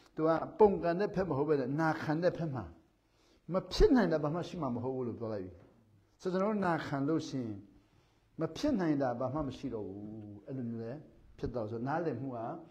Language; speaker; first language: Burmese; non-native, local second language; Hakha Chin